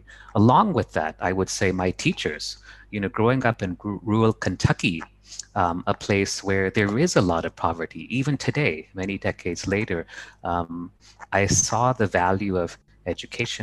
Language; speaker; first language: English; native; English